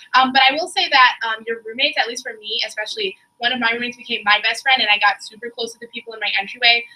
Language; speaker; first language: English; native; English